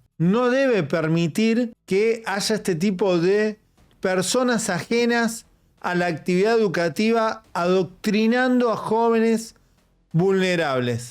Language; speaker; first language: Spanish; native; Spanish